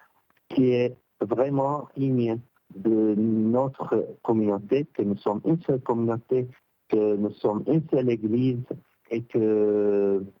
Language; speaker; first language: French; non-native, local second language; Arabic